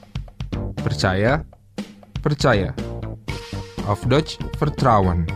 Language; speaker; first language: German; non-native, fluent; Indonesian